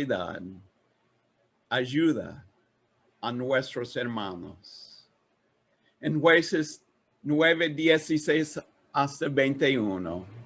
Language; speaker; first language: Spanish; non-native, learner; English